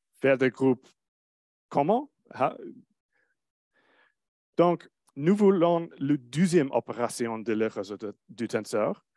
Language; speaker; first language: French; non-native, learner; English